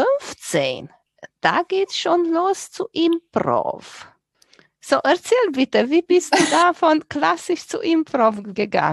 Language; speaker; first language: German; non-native, fluent; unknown